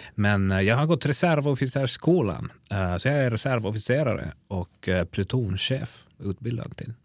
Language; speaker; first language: Swedish; native; Swedish